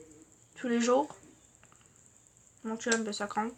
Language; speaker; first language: French; native; French